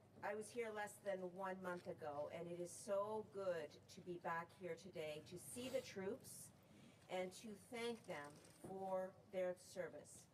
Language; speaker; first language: English; native; English